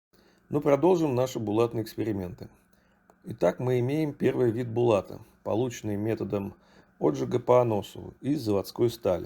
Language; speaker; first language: Russian; native; Russian